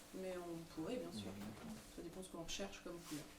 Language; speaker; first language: French; native; French